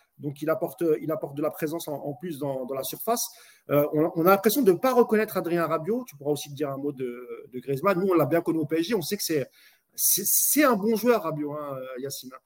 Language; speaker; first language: French; native; French